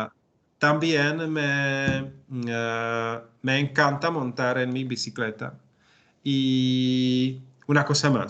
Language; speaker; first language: Spanish; non-native, learner; Czech